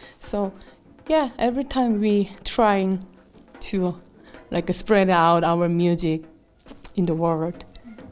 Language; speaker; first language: English; non-native, learner; Korean